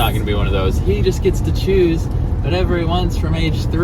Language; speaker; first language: English; native; English